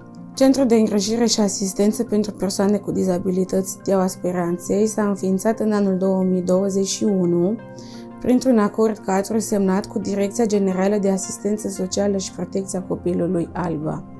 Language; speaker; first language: Romanian; native; Romanian